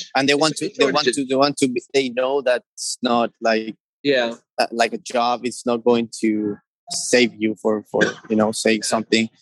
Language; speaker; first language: English; non-native, fluent; Spanish